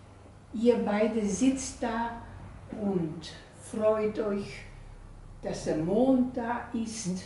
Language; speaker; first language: German; non-native, fluent; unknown